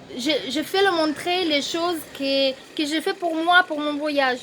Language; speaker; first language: French; non-native, fluent; Russian